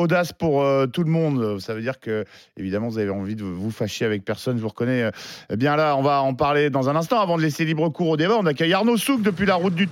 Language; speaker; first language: French; native; French